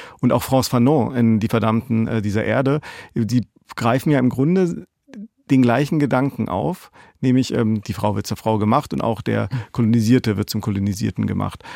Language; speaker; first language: German; native; German